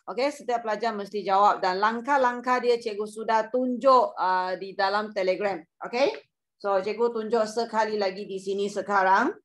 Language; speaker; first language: Malay; non-native, local second language; Chinese